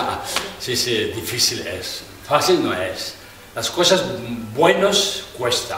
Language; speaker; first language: Spanish; non-native, fluent; Tibetan